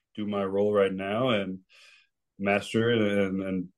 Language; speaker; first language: English; early bilingual, other home language; Spanish